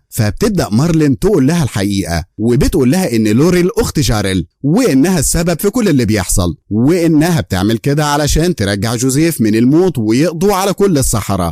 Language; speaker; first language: Arabic; native; Arabic